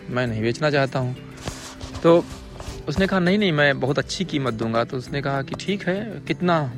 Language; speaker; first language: Hindi; native; Hindi